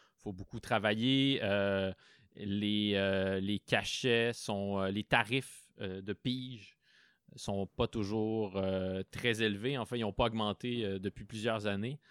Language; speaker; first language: French; native; French